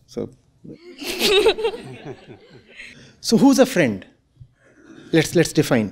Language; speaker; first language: English; non-native, local second language; Hindi